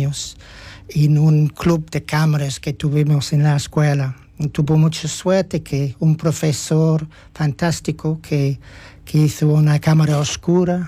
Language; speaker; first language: Spanish; non-native, fluent; English